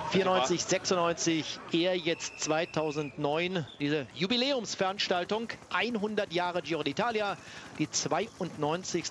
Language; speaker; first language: German; native; German